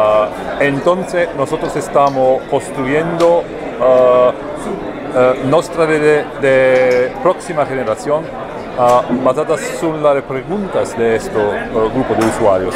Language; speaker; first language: Spanish; non-native, learner; Italian